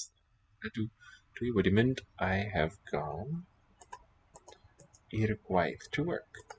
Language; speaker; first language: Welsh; non-native, learner; English